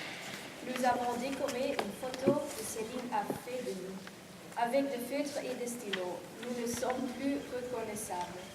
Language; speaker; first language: French; non-native, local second language; Dutch